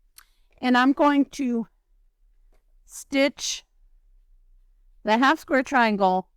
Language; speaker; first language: English; native; English